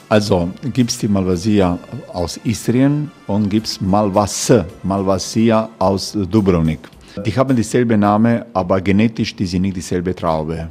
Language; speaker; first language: German; non-native, learner; Croatian